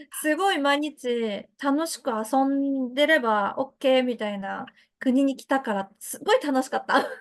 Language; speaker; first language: Japanese; early bilingual, other home language; Chinese